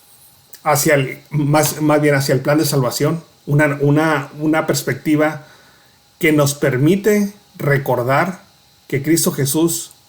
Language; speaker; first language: Spanish; native; Spanish